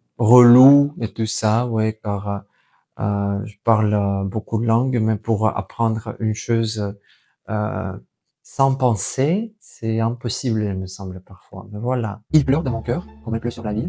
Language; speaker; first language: French; non-native, fluent; Russian